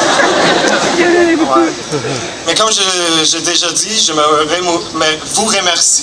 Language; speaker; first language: French; non-native, fluent; German